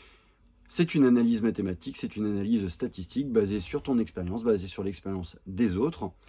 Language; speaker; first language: French; native; French